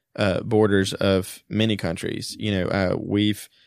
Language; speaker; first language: English; early bilingual, other home language; German